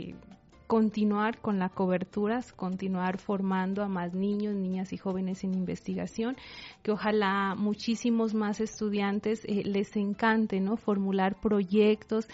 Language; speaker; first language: Spanish; native; Spanish